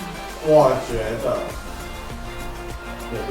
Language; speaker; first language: Chinese; non-native, fluent; Thai